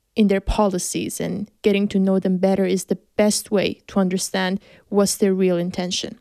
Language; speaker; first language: English; non-native, fluent; Persian